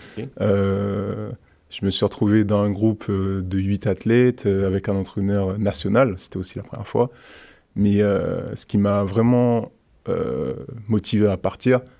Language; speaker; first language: French; early bilingual, other home language; Haitian Creole